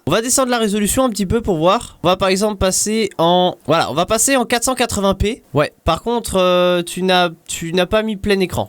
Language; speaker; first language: French; native; French